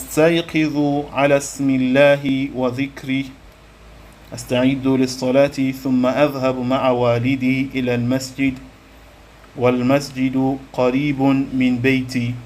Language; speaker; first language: Arabic; non-native, fluent; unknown